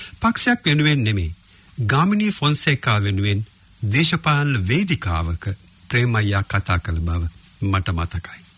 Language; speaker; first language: Sinhala; native; Sinhala